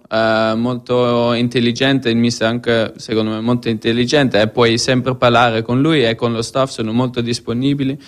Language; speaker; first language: Italian; non-native, fluent; Dutch